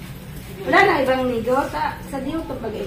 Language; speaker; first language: Filipino; native; Filipino